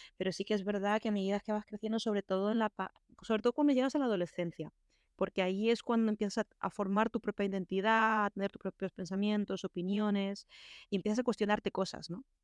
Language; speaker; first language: Spanish; early bilingual, other home language; Chinese